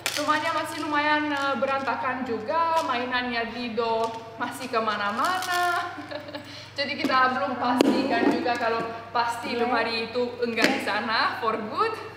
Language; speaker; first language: Indonesian; non-native, fluent; Romanian